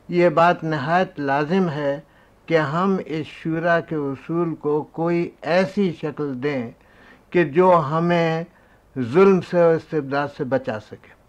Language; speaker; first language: Urdu; native; Urdu